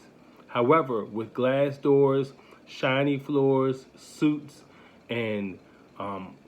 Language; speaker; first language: English; native; English